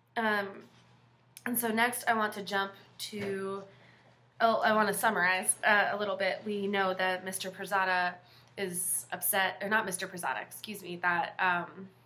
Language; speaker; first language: English; native; English